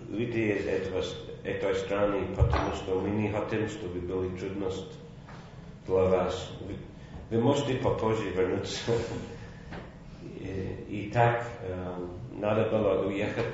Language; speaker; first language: Russian; non-native, fluent; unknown